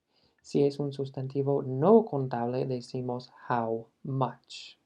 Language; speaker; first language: Spanish; non-native, fluent; English